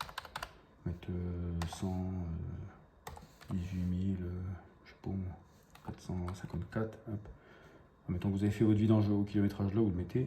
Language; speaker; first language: French; native; French